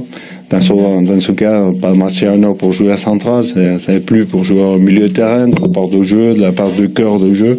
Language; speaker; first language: French; non-native, learner; Spanish